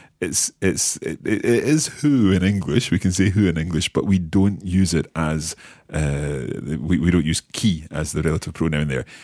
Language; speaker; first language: English; native; English